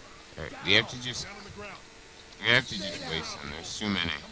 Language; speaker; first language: English; native; English